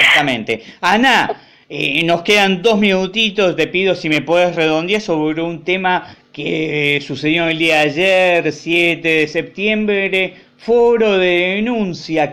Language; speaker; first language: Spanish; native; Spanish